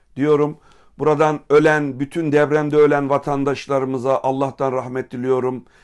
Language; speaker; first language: Turkish; native; Turkish